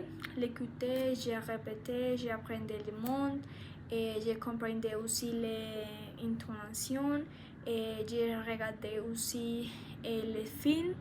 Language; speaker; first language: French; non-native, learner; Spanish